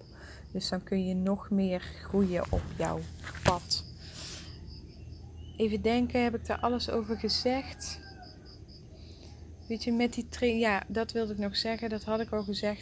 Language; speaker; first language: Dutch; native; Dutch